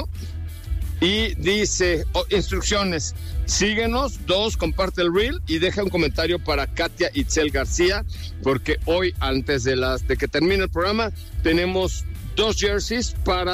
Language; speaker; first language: Spanish; native; Spanish